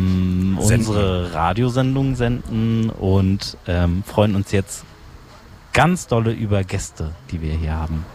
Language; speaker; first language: German; native; German